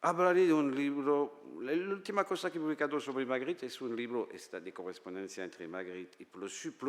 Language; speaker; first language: Spanish; non-native, fluent; French